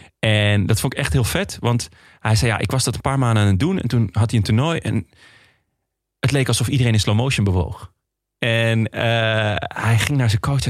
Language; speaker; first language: Dutch; native; Dutch